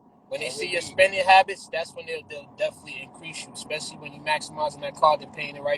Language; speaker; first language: English; native; English